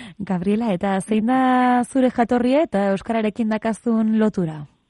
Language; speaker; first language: Basque; native; Basque